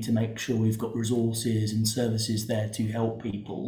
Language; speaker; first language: English; native; English